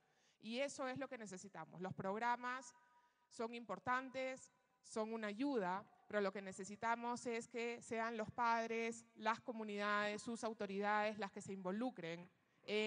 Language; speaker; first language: Spanish; native; Spanish